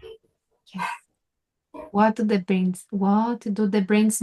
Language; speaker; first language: English; non-native, fluent; Portuguese